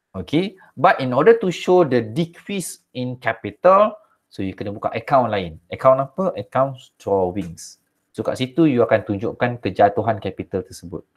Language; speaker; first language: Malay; native; Malay